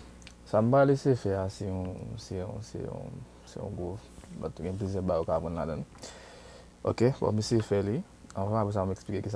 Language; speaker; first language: French; non-native, learner; Haitian Creole